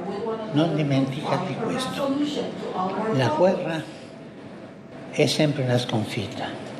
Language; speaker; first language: Italian; non-native, fluent; Spanish